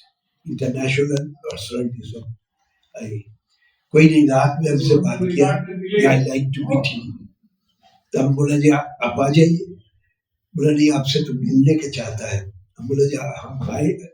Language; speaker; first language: Hindi; non-native, local second language; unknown